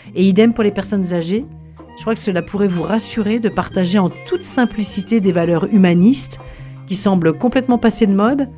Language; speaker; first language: French; native; French